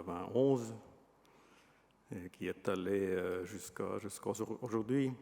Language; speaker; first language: French; non-native, fluent; Estonian